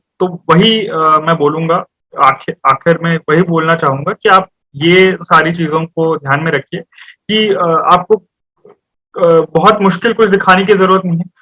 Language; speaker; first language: Hindi; non-native, local second language; Marathi